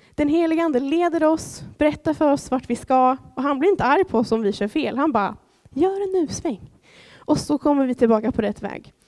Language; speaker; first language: Swedish; native; Swedish